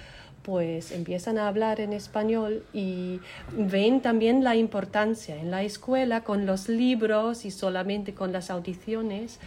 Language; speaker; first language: Spanish; non-native, fluent; German